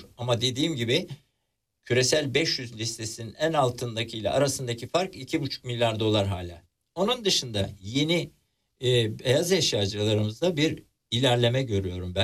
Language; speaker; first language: Turkish; native; Turkish